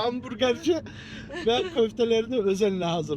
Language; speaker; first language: Turkish; early bilingual, heritage; Turkish